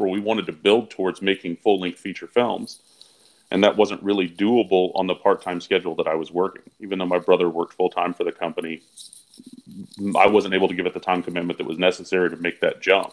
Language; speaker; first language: English; native; English